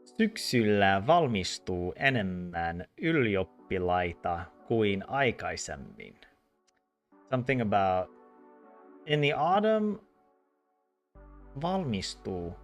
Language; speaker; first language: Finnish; non-native, learner; English